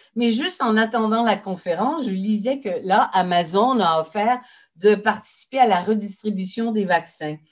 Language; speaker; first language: French; native; French